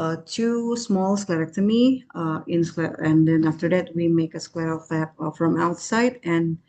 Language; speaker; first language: English; non-native, fluent; Indonesian